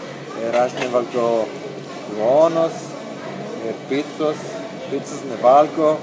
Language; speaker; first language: Lithuanian; non-native, learner; Italian